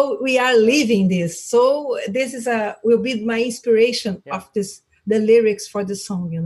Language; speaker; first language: English; non-native, learner; Portuguese